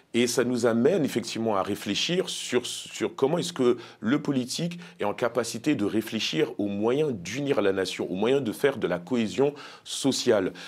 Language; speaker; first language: French; native; French